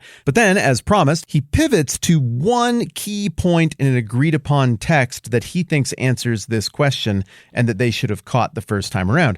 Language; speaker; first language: English; native; English